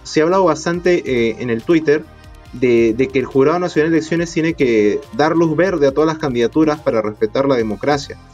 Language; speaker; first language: Spanish; native; Spanish